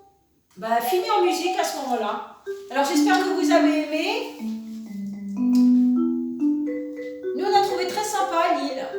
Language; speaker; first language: French; native; French